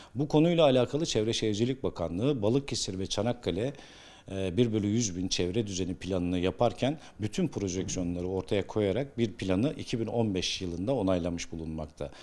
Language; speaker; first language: Turkish; native; Turkish